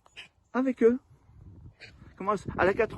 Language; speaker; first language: French; native; French